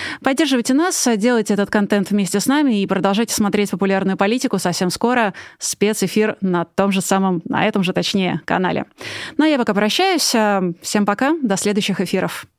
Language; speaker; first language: Russian; native; Russian